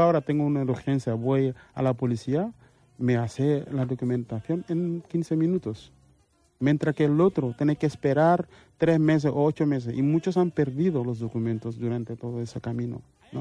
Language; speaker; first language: Spanish; non-native, fluent; Mandingo